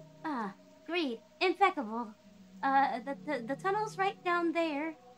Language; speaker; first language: English; native; English